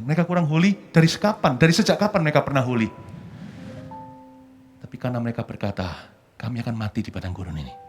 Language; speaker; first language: Indonesian; native; Indonesian